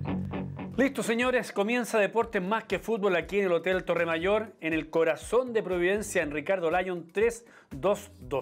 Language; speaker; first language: Spanish; native; Spanish